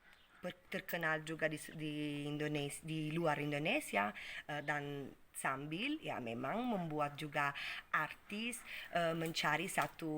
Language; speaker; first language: Indonesian; non-native, fluent; Italian